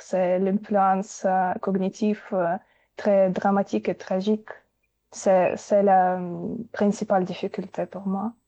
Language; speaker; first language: French; non-native, fluent; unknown